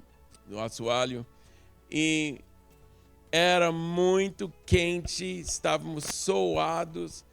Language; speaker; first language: Portuguese; non-native, local second language; English